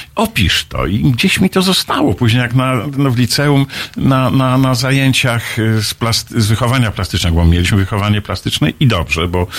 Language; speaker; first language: Polish; native; Polish